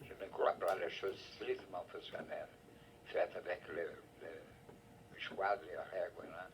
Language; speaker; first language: French; non-native, fluent; Portuguese